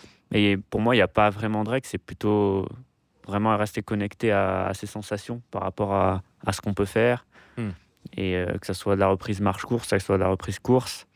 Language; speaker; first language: French; native; French